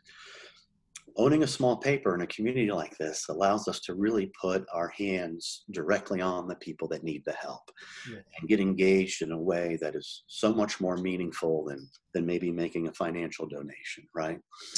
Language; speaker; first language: English; native; English